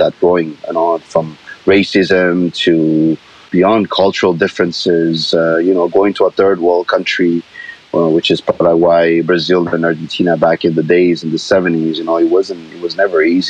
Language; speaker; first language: English; non-native, fluent; Spanish